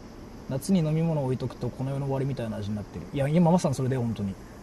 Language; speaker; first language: Japanese; native; Japanese